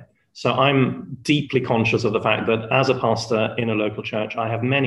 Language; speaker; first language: English; non-native, fluent; Spanish